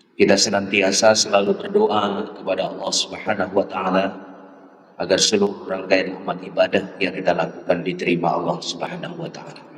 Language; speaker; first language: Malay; non-native, local second language; Achinese